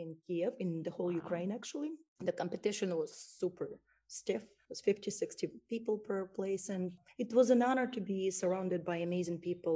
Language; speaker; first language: English; non-native, fluent; Ukrainian